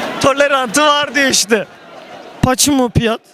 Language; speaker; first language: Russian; non-native, learner; Turkish